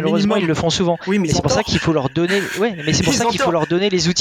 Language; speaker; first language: French; native; French